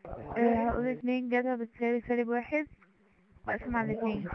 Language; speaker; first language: Arabic; native; Arabic